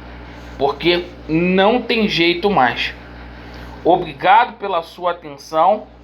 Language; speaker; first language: Portuguese; native; Portuguese